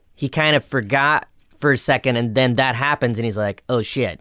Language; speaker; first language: English; early bilingual, other home language; Hindi